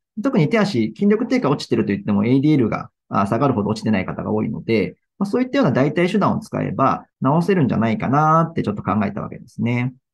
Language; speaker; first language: Japanese; native; Japanese